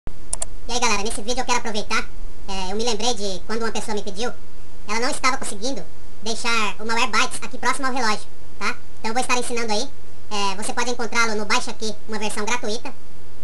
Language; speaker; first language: Portuguese; native; Portuguese